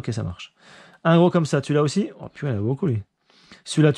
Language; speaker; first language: French; native; French